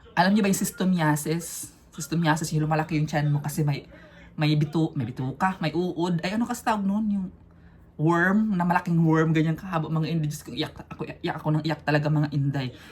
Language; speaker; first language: Filipino; non-native, local second language; Cebuano